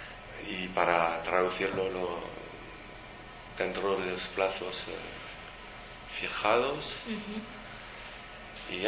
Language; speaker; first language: Spanish; non-native, fluent; French